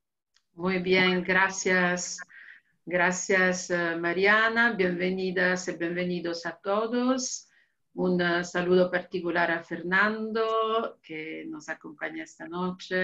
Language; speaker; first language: Spanish; non-native, fluent; Italian